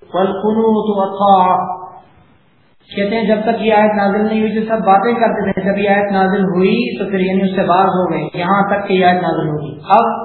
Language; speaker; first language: Urdu; native; Urdu